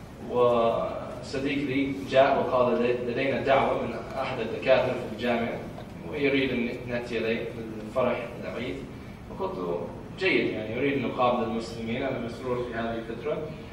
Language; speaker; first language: Arabic; non-native, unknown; English